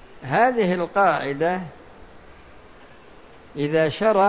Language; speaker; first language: Arabic; native; Arabic